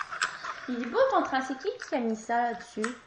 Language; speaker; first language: French; native; French